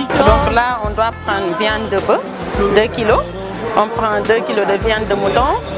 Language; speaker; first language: French; non-native, local second language; Wolof